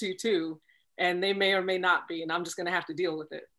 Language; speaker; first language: English; native; English